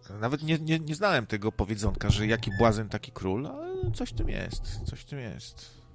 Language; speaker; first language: Polish; native; Polish